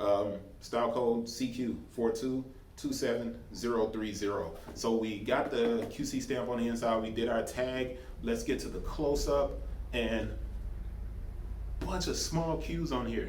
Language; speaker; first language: English; native; English